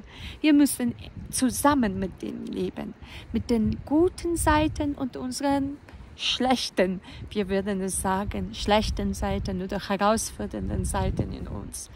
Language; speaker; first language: German; non-native, fluent; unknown